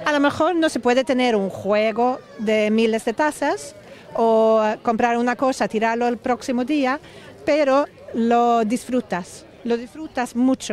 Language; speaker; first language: Spanish; non-native, fluent; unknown